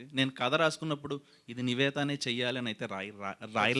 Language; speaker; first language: Telugu; native; Telugu